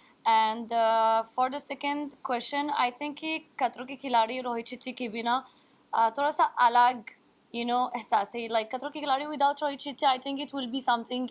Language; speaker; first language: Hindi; non-native, learner; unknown